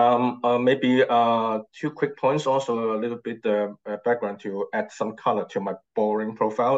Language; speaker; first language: English; non-native, local second language; Cantonese